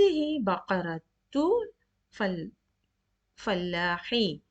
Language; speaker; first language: Arabic; non-native, fluent; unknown